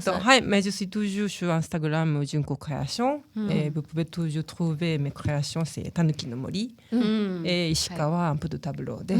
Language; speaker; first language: French; non-native, fluent; Japanese